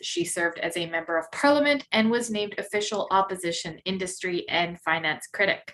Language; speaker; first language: English; native; English